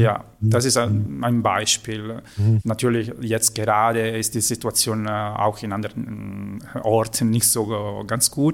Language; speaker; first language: German; non-native, fluent; Italian